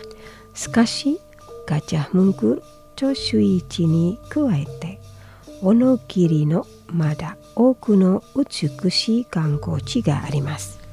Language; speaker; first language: Japanese; non-native, fluent; Indonesian